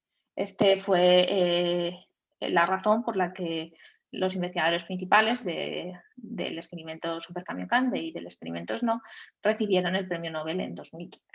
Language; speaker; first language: Spanish; native; Spanish